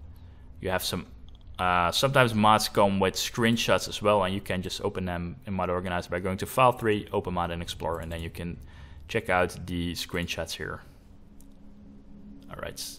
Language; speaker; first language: English; non-native, fluent; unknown